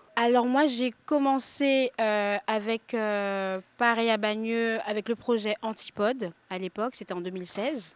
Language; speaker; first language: French; native; French